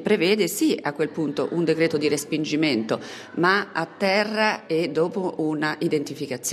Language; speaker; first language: Italian; native; Italian